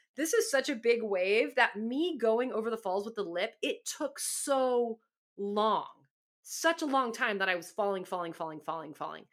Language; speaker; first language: English; native; English